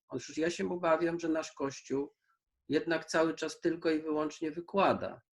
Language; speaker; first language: Polish; native; Polish